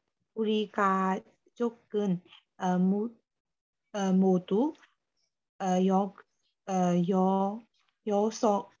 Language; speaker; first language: Korean; non-native, learner; Burmese